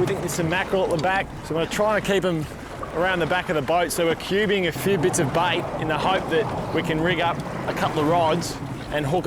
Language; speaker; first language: English; native; English